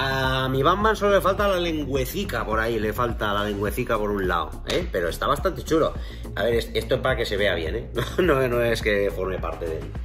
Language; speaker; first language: Spanish; native; Spanish